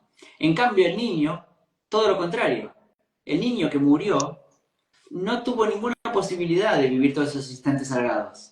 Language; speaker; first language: Spanish; native; Spanish